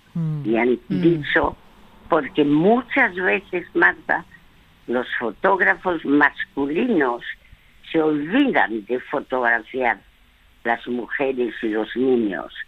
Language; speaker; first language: Spanish; early bilingual, other home language; French